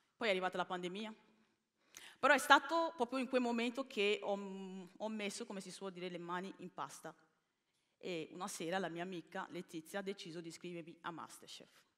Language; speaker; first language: Italian; early bilingual, other home language; Bini